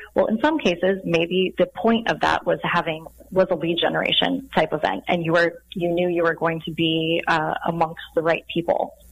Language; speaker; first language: English; native; English